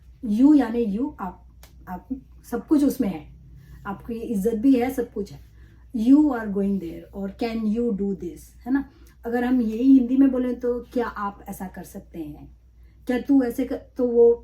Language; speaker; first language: Hindi; non-native, local second language; Malayalam